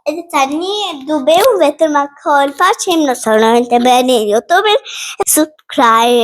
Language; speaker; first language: Albanian; early bilingual, heritage; Albanian